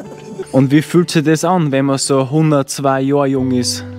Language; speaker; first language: German; native; German